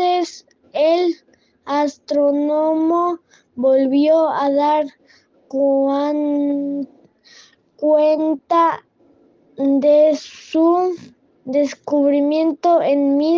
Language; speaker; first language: Spanish; non-native, learner; French